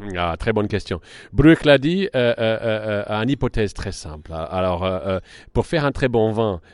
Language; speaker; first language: French; non-native, fluent; English